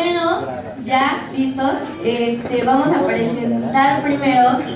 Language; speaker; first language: Spanish; native; Spanish